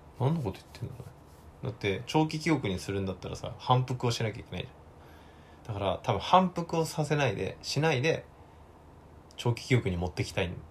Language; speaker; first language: Japanese; native; Japanese